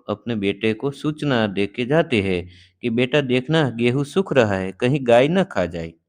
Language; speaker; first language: Hindi; non-native, local second language; Gujarati